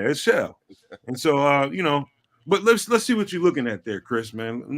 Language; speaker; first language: English; native; English